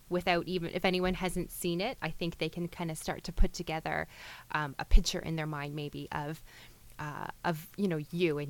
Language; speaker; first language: English; native; English